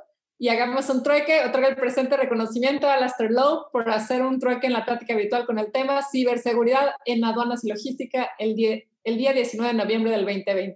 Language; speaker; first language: Spanish; native; Spanish